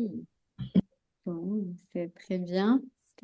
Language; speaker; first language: French; native; French